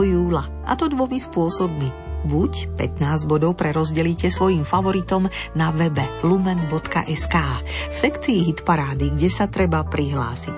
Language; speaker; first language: Slovak; native; Slovak